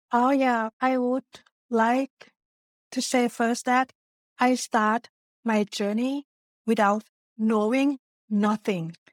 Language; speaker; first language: English; non-native, learner; Thai